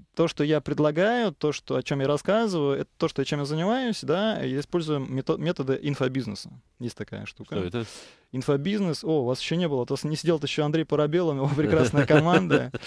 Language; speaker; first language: Russian; native; Russian